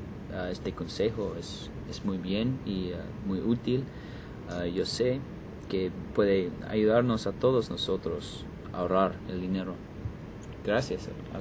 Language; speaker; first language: Spanish; non-native, learner; English